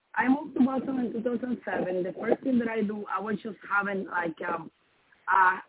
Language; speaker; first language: English; non-native, learner; Spanish